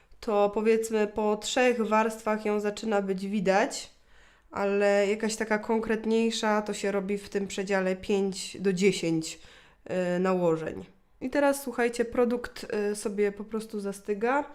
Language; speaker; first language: Polish; native; Polish